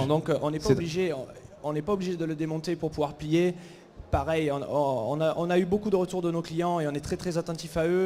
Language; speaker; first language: French; native; French